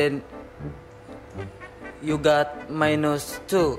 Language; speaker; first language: English; non-native, learner; Japanese